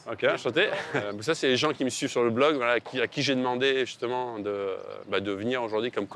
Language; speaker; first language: French; native; French